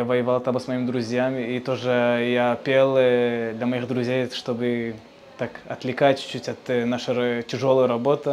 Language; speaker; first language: Russian; early bilingual, heritage; Russian